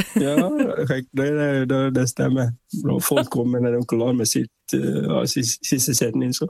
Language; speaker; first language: Swedish; non-native, fluent; Vietnamese